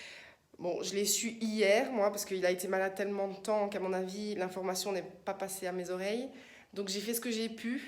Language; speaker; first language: French; native; French